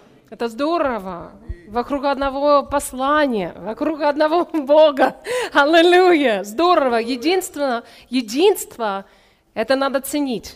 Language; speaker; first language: Russian; non-native, learner; English